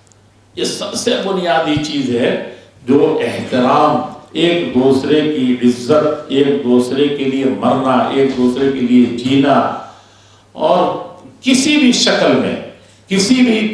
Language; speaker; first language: Urdu; native; Urdu